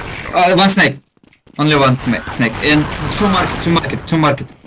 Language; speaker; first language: English; non-native, learner; Russian